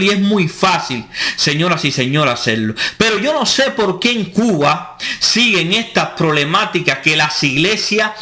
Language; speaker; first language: Spanish; native; Spanish